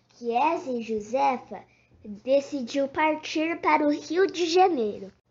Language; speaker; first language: Portuguese; native; Portuguese